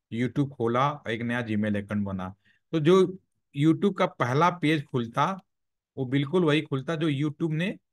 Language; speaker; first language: Hindi; native; Hindi